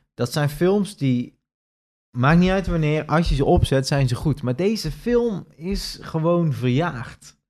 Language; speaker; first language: Dutch; native; Dutch